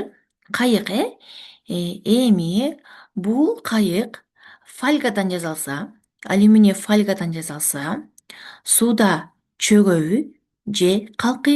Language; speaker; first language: Kyrgyz; native; Kyrgyz